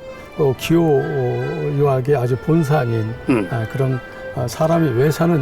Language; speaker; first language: Korean; native; Korean